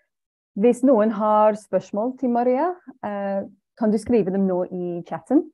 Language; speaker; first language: Norwegian; non-native, fluent; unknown